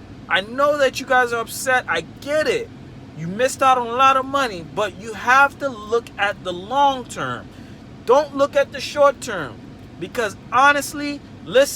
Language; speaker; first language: English; native; English